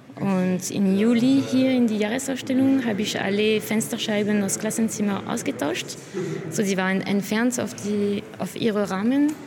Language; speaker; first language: German; non-native, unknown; French